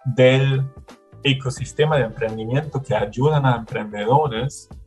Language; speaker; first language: Spanish; non-native, fluent; German